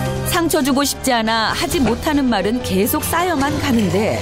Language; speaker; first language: Korean; native; Korean